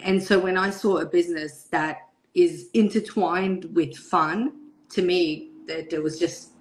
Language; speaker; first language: English; early bilingual, other home language; Persian